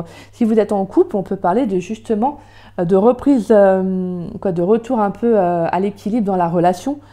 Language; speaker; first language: French; native; French